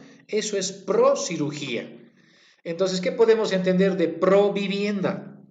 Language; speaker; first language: Spanish; native; Spanish